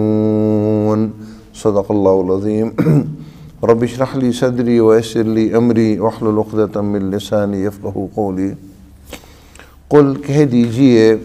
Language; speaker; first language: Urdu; native; Urdu